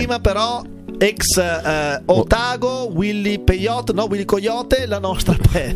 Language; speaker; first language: Italian; native; Italian